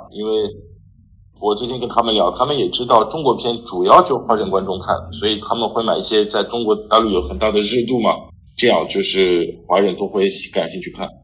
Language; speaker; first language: Chinese; non-native, fluent; French